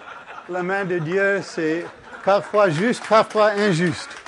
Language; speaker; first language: French; early bilingual, heritage; English